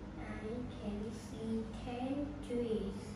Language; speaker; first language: English; non-native, learner; Vietnamese